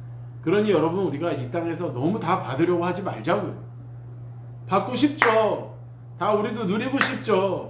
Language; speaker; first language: Korean; native; Korean